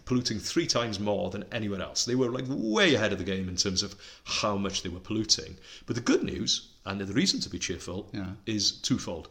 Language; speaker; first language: English; non-native, local second language; Welsh